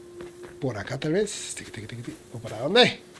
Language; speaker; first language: Spanish; native; Spanish